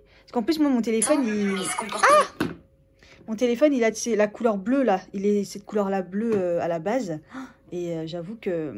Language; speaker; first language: French; native; French